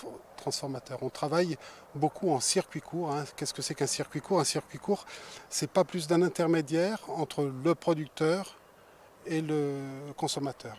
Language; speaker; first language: French; native; French